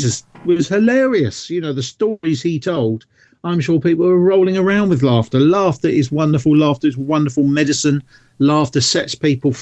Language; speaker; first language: English; native; English